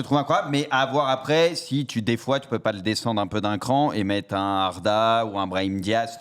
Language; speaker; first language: French; native; French